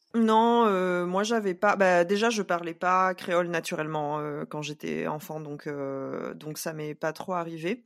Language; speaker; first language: French; native; French